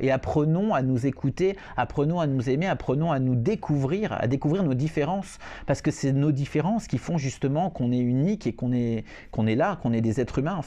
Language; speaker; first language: French; native; French